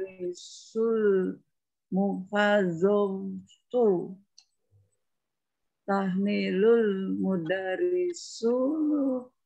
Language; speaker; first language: Arabic; non-native, learner; Indonesian